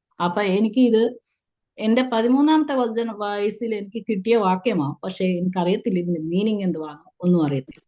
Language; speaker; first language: Malayalam; early bilingual, heritage; Malayalam